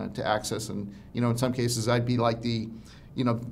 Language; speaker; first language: English; native; English